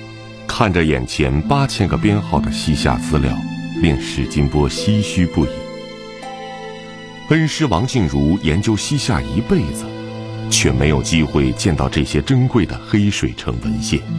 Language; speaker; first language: Chinese; native; Chinese